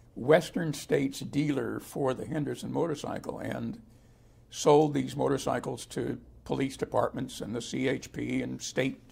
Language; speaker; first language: English; native; English